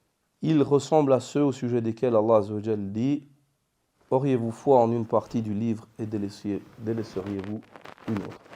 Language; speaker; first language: French; native; French